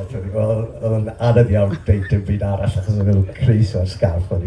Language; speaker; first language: Welsh; native; Welsh